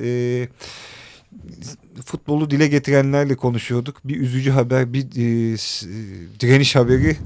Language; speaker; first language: Turkish; native; Turkish